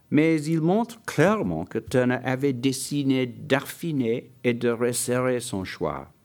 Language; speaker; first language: French; non-native, fluent; English